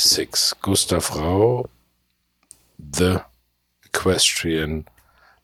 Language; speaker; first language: English; non-native, fluent; German